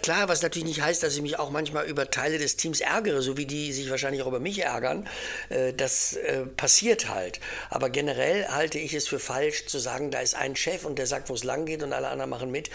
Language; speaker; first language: German; native; German